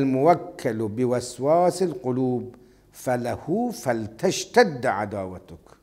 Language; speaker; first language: Arabic; native; Arabic